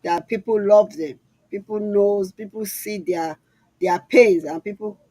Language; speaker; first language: English; non-native, local second language; Yoruba